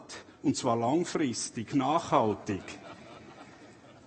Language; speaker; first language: German; native; German